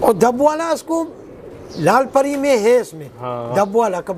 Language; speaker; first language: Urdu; non-native, learner; Arabic